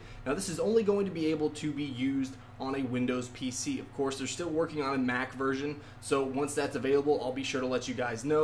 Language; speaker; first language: English; native; English